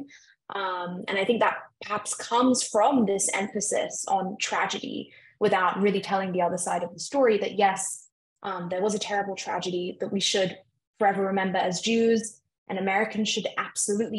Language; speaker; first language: English; native; English